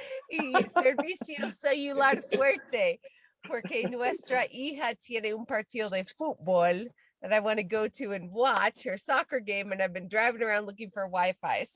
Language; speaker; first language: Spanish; non-native, fluent; English